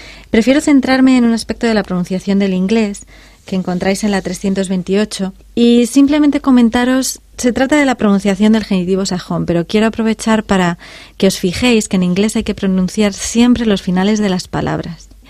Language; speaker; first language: Spanish; native; Spanish